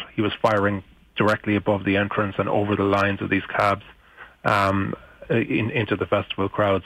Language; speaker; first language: English; native; English